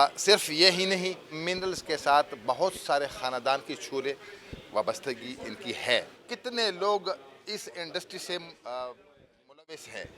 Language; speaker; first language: Urdu; non-native, local second language; Pashto